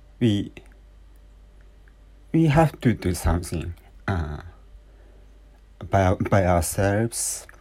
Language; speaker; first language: English; non-native, learner; Japanese